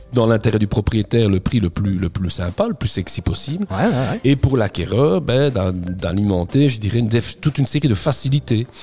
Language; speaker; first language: French; native; French